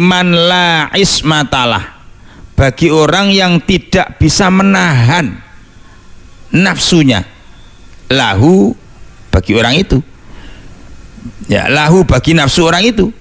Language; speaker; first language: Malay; non-native, local second language; Javanese